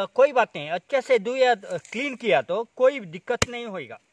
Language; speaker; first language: Hindi; non-native, local second language; Kannada